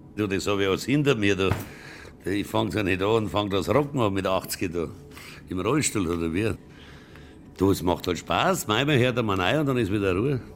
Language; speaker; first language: German; native; German